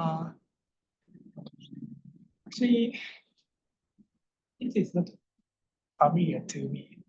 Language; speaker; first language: English; non-native, fluent; Japanese